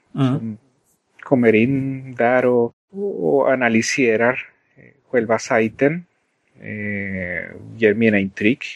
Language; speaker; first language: Swedish; non-native, fluent; Spanish